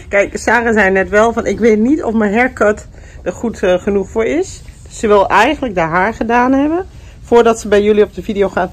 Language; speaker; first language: Dutch; native; Dutch